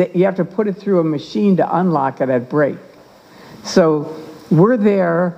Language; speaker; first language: English; native; English